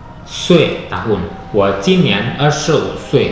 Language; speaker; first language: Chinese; non-native, fluent; Indonesian